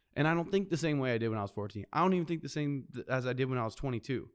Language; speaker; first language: English; native; English